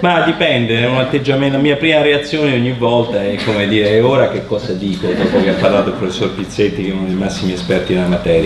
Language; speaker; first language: Italian; native; Italian